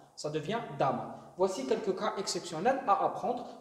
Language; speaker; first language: French; non-native, local second language; Arabic